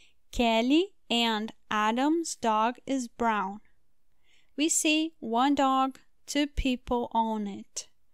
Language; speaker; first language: English; non-native, learner; Portuguese